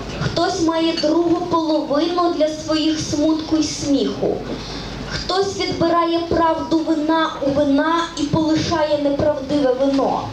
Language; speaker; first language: Ukrainian; native; Ukrainian